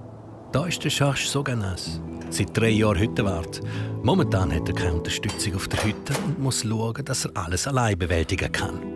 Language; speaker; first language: German; native; German